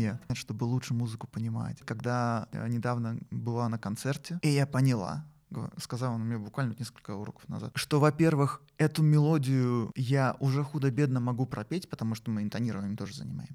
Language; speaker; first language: Russian; native; Russian